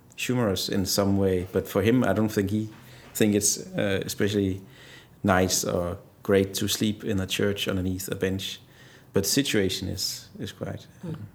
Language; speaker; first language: English; non-native, fluent; Danish